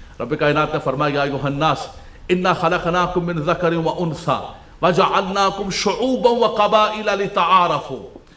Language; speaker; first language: Urdu; non-native, local second language; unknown